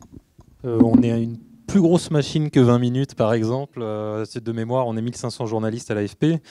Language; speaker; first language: French; native; French